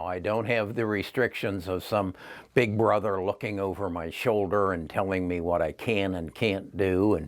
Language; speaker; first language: English; native; English